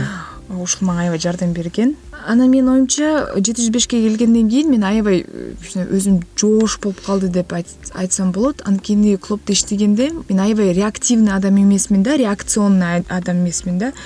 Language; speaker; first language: Kyrgyz; non-native, local second language; Russian